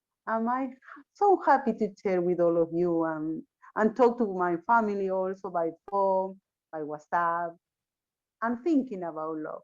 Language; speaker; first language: English; non-native, learner; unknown